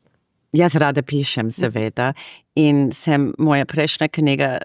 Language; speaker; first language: Slovenian; non-native, fluent; English